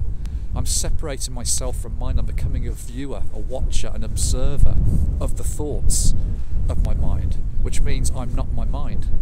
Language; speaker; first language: English; native; English